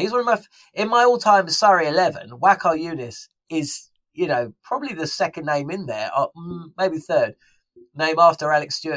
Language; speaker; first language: English; native; English